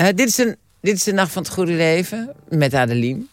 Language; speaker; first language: Dutch; native; Dutch